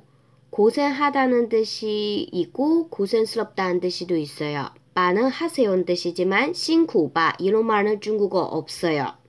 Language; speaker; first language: Korean; non-native, fluent; Chinese